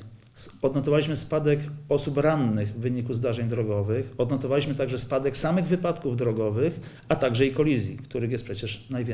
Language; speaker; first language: Polish; native; Polish